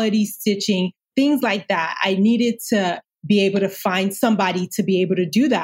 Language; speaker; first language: English; non-native, local second language; Yoruba